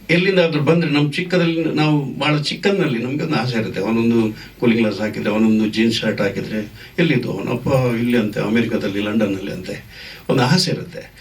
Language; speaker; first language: Kannada; non-native, local second language; Tulu